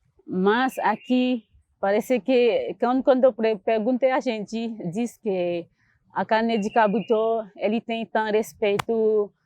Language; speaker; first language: Portuguese; non-native, learner; Haitian Creole